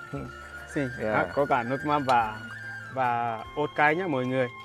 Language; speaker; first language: Vietnamese; non-native, learner; Portuguese